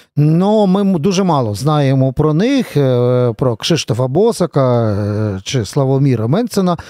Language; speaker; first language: Ukrainian; native; Ukrainian